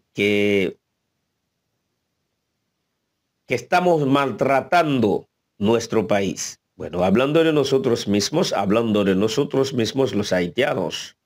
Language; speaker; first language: Spanish; non-native, fluent; Haitian Creole